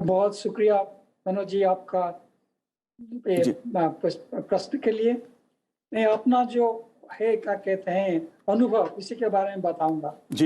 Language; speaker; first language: Hindi; non-native, fluent; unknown